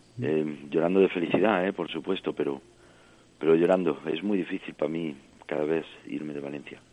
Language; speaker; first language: Spanish; early bilingual, heritage; Spanish